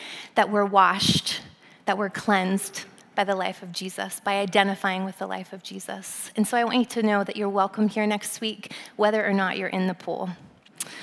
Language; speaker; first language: English; native; English